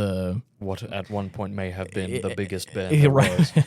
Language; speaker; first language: English; native; English